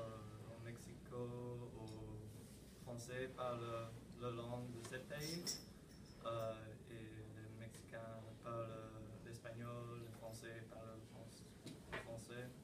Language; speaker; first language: French; non-native, learner; English